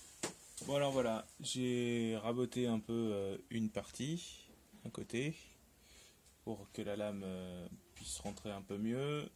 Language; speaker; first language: French; native; French